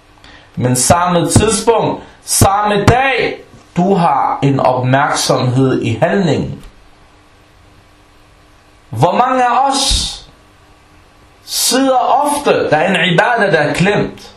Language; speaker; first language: Danish; non-native, fluent; Arabic